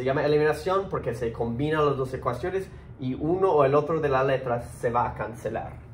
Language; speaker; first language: Spanish; early bilingual, heritage; Spanish